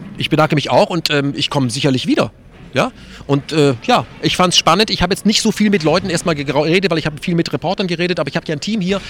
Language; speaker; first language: German; native; German